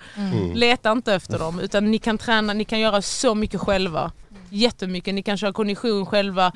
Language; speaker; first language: Swedish; native; Swedish